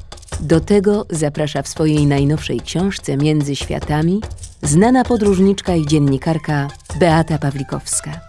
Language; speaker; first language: Polish; native; Polish